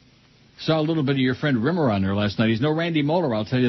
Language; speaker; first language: English; native; English